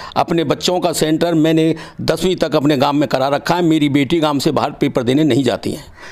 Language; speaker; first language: Hindi; native; Hindi